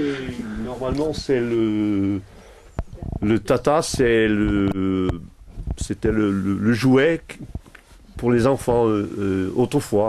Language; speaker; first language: French; non-native, local second language; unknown